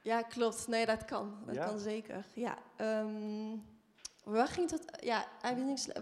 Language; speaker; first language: Dutch; non-native, fluent; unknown